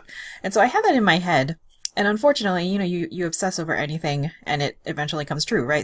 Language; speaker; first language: English; native; English